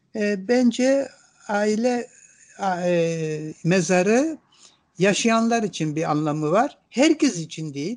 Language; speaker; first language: Turkish; non-native, local second language; Greek